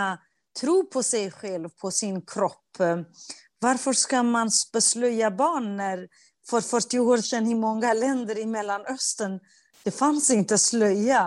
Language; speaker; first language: Swedish; non-native, fluent; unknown